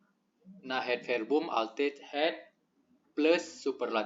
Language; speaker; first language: Dutch; non-native, learner; Indonesian